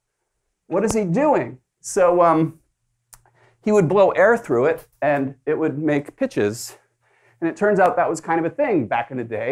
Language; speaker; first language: English; native; English